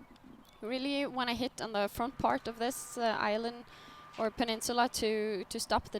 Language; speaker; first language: English; non-native, fluent; Norwegian